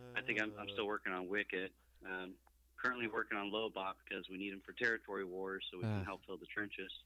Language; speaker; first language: English; native; English